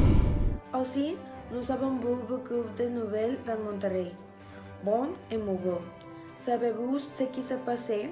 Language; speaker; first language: French; non-native, learner; Spanish